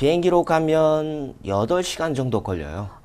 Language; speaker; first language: Korean; non-native, fluent; Russian